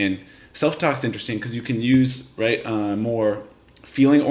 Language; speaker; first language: English; native; English